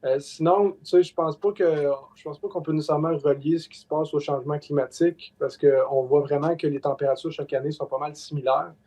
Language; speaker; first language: French; native; French